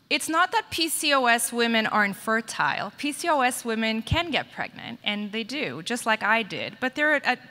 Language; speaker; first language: English; native; English